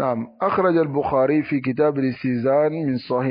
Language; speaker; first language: Arabic; non-native, fluent; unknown